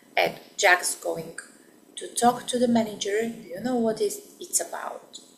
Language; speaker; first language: English; non-native, fluent; Bulgarian